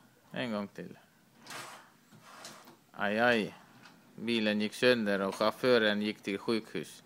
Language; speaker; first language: Swedish; non-native, learner; Estonian